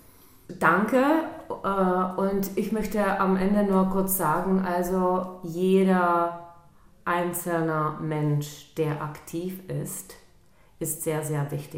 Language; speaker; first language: German; non-native, local second language; Czech